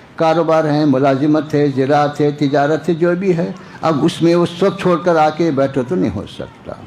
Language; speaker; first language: Urdu; native; Urdu